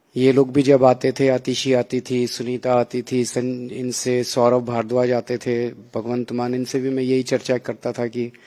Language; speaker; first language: Hindi; native; Hindi